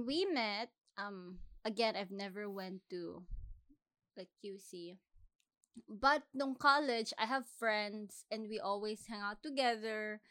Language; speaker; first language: English; non-native, local second language; Filipino